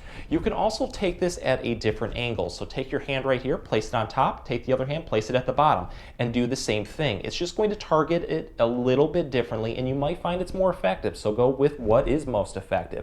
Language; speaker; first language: English; native; English